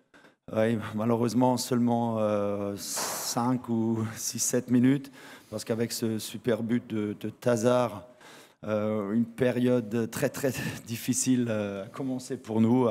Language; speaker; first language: French; non-native, fluent; German